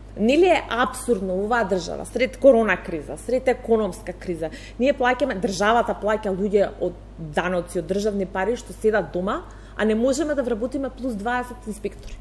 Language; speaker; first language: Macedonian; native; Macedonian